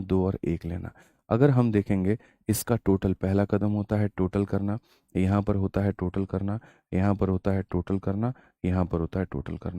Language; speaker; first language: Hindi; native; Hindi